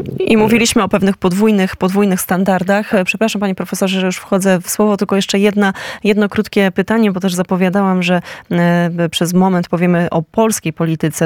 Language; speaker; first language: Polish; native; Polish